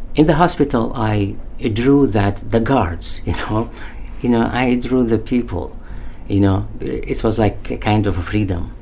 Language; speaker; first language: English; non-native, learner; Arabic